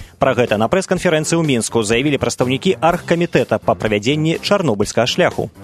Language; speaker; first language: Belarusian; native; Belarusian